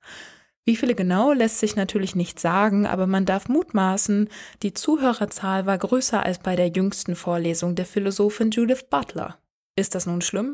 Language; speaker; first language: German; native; German